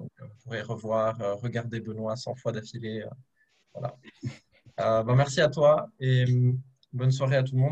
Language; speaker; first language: French; native; French